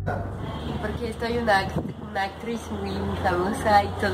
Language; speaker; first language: Spanish; non-native, learner; French